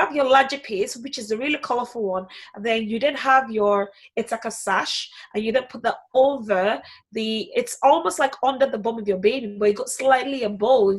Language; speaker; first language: English; non-native, local second language; Yoruba